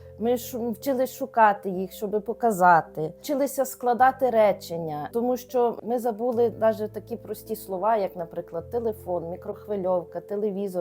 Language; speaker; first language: Ukrainian; native; Ukrainian